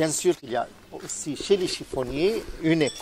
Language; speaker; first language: French; non-native, fluent; Arabic